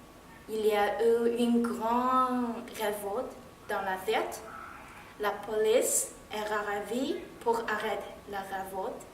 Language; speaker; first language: French; non-native, learner; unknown